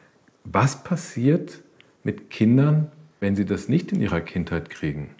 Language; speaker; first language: German; native; German